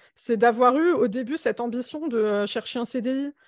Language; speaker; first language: French; native; French